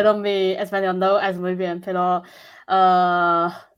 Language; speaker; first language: Spanish; non-native, learner; Chinese